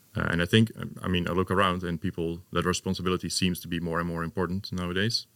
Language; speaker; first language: English; non-native, fluent; Dutch